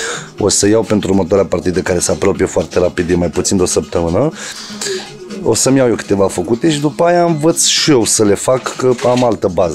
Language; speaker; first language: Romanian; native; Romanian